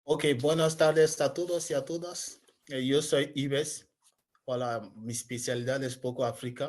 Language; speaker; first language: Spanish; non-native, learner; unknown